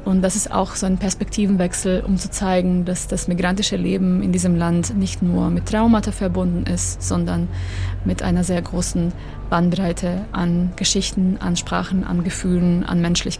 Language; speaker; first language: German; non-native, fluent; Croatian